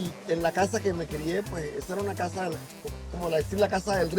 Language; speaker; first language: Spanish; native; Spanish